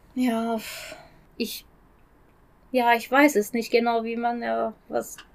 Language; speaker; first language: German; non-native, fluent; Persian